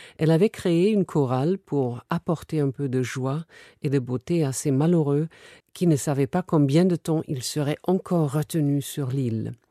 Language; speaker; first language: French; non-native, fluent; German